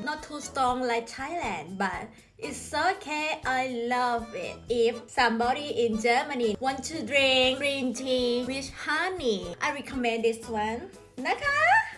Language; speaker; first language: English; non-native, learner; Thai